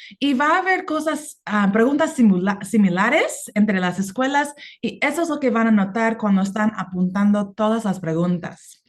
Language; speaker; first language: Spanish; non-native, fluent; English